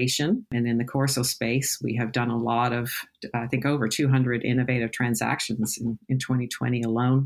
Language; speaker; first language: English; native; English